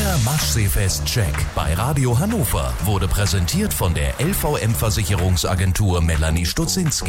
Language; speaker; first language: German; native; German